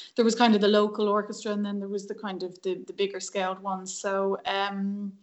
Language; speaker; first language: English; native; English